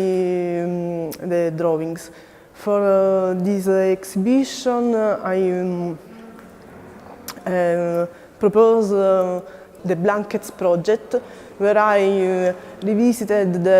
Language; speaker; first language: English; non-native, learner; Italian